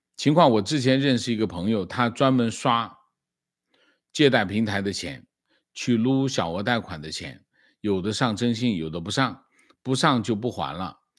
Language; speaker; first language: Chinese; native; Chinese